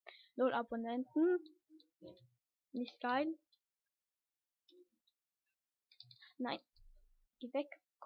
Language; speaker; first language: German; early bilingual, other home language; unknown